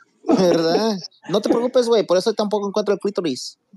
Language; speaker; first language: Spanish; early bilingual, heritage; Spanish